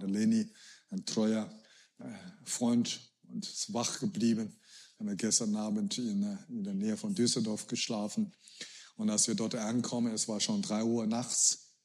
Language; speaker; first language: German; non-native, learner; Chinese